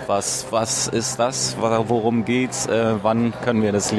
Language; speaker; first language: German; native; German